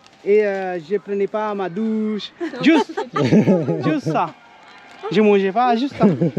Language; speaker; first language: French; non-native, fluent; Hindi